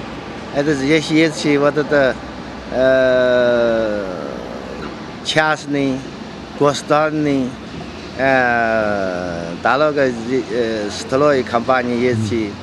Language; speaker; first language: Russian; non-native, learner; Chinese